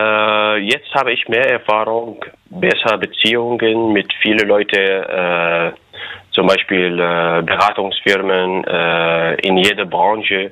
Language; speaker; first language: German; non-native, fluent; Arabic